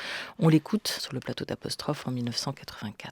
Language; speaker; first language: French; native; French